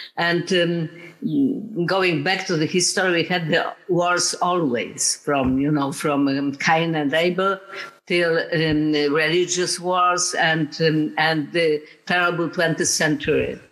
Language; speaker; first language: English; non-native, fluent; Polish